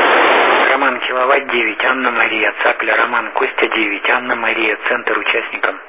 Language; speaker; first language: Russian; native; Russian